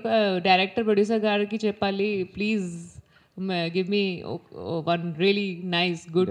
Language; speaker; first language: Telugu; non-native, learner; Hindi